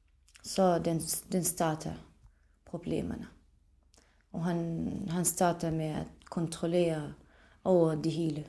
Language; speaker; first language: Danish; non-native, fluent; Arabic